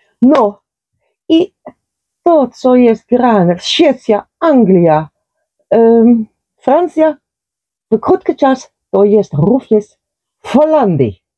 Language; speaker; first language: Polish; non-native, learner; Dutch